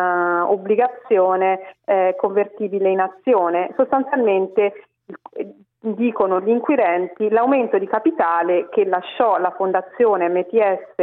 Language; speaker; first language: Italian; native; Italian